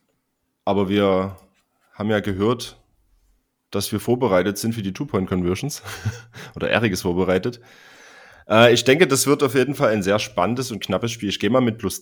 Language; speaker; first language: German; native; German